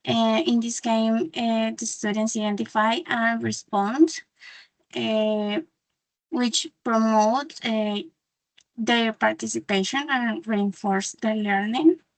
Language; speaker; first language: English; non-native, learner; Spanish